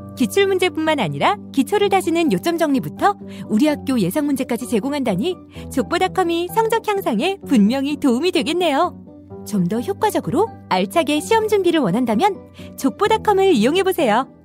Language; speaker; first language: Korean; native; Korean